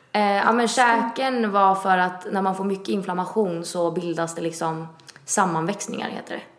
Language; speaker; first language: Swedish; early bilingual, other home language; Italian